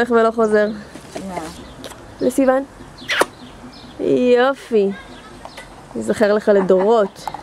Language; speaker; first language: Hebrew; native; Hebrew